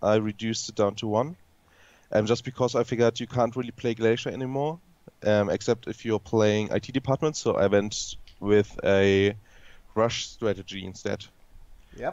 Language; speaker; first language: English; non-native, fluent; German